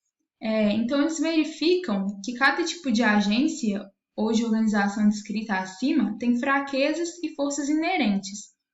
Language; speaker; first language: Portuguese; native; Portuguese